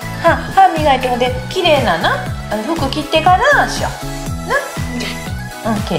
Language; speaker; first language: Japanese; native; Japanese